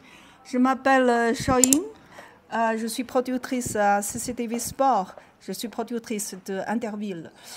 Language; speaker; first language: French; non-native, learner; Chinese